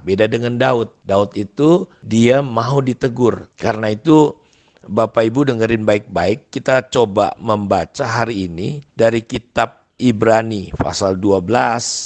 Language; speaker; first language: Indonesian; native; Indonesian